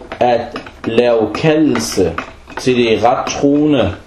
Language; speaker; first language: Danish; early bilingual, other home language; Arabic